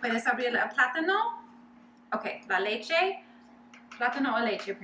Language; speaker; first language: Spanish; non-native, learner; English